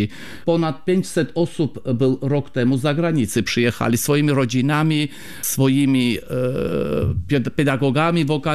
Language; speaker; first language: Polish; non-native, fluent; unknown